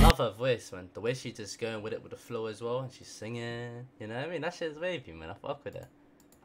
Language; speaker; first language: English; native; English